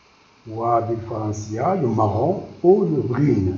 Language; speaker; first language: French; non-native, local second language; Arabic